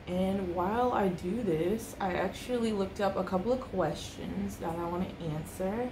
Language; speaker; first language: English; native; English